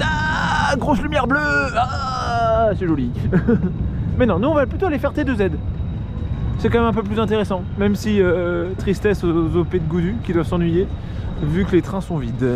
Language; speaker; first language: French; native; French